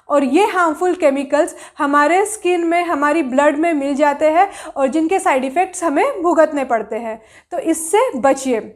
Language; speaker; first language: Hindi; non-native, local second language; Marathi